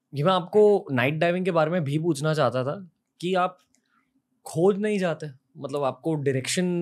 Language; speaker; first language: Hindi; native; Hindi